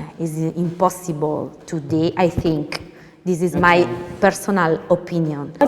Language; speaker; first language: English; non-native, learner; Italian